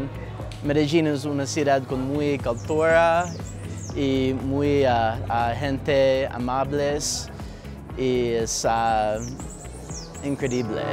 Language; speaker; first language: Spanish; non-native, learner; English